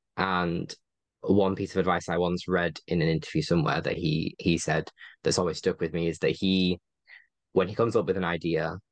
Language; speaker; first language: English; native; English